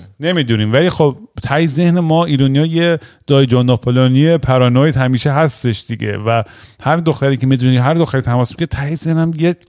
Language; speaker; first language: Persian; native; Persian